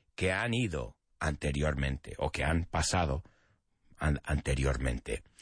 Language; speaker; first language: Spanish; non-native, fluent; English